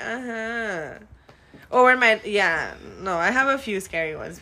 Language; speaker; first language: English; early bilingual, other home language; Spanish